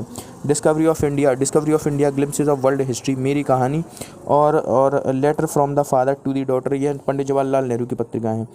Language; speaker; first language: Hindi; native; Hindi